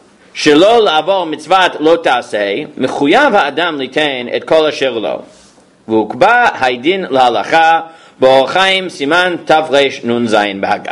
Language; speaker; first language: Hebrew; non-native, fluent; English